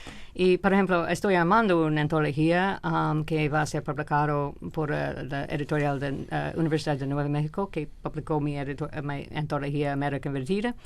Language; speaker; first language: Spanish; non-native, fluent; English